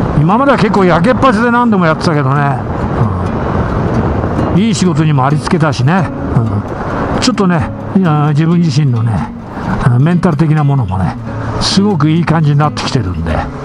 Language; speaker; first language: Japanese; native; Japanese